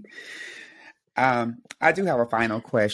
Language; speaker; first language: English; native; English